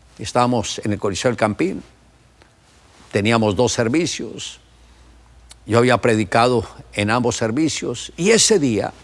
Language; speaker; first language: Spanish; native; Spanish